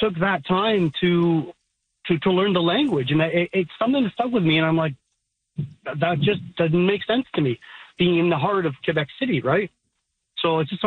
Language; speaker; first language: English; native; English